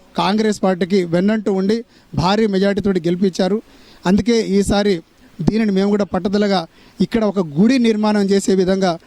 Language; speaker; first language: Telugu; non-native, local second language; Lambadi